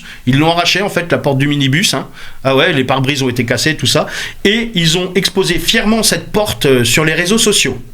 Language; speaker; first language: French; native; French